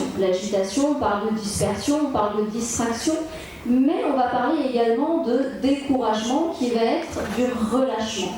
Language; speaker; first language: French; native; French